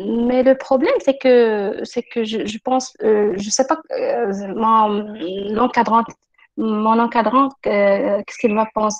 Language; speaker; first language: French; non-native, local second language; Arabic